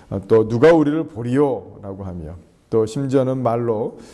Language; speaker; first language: Korean; native; Korean